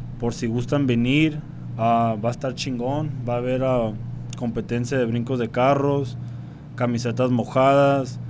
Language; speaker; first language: Spanish; early bilingual, heritage; Spanish